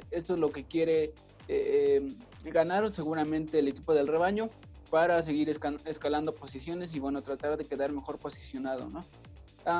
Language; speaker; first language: Spanish; native; Spanish